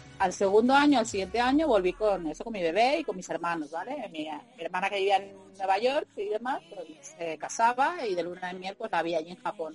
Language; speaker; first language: Spanish; early bilingual, heritage; English